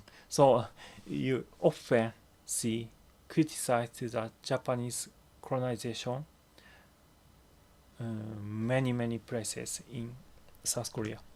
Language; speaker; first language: English; non-native, learner; Japanese